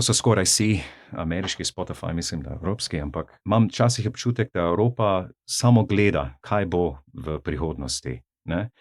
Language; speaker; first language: Slovenian; non-native, fluent; English